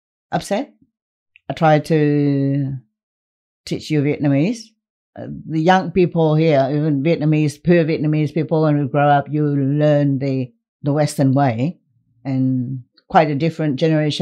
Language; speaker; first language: English; non-native, fluent; Vietnamese